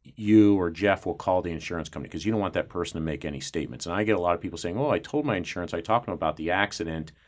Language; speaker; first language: English; native; English